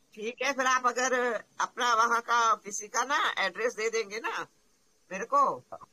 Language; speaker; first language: Hindi; native; Hindi